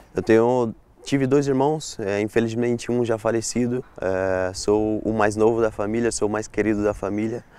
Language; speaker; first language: Portuguese; native; Portuguese